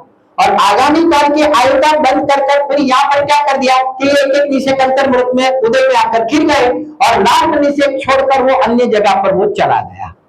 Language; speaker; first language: Hindi; non-native, local second language; Gujarati